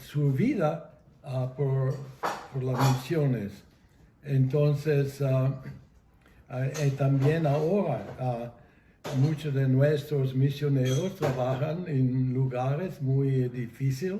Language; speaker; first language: Spanish; non-native, fluent; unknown